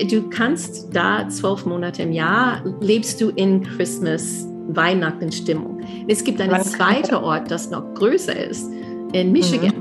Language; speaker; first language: German; non-native, fluent; English